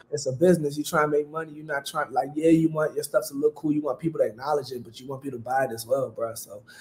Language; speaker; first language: English; native; English